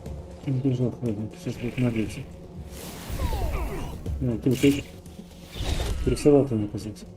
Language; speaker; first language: Russian; native; Russian